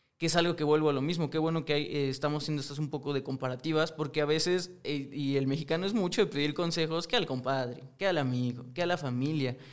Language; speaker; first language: Spanish; native; Spanish